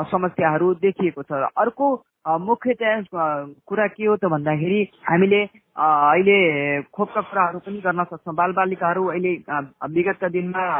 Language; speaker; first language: Nepali; non-native, local second language; Awadhi